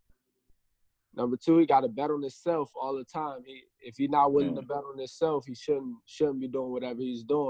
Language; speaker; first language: English; native; English